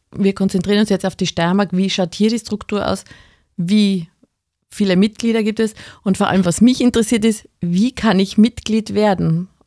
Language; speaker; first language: German; native; German